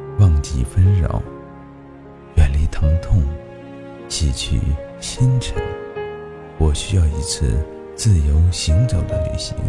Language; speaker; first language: Chinese; native; Chinese